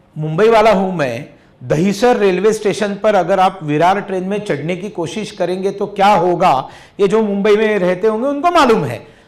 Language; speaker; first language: Hindi; non-native, local second language; Marathi